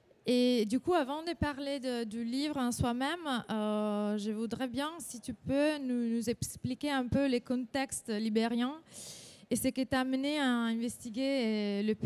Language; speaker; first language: French; non-native, fluent; Italian